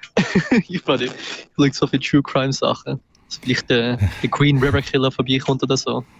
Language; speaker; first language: German; native; German